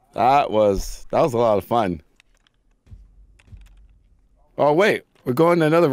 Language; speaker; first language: English; native; English